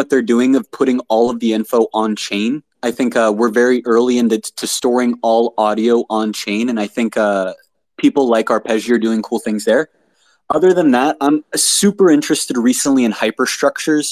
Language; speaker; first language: English; native; English